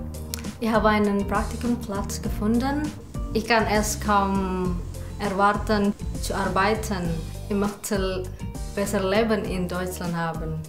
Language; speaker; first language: German; non-native, learner; Indonesian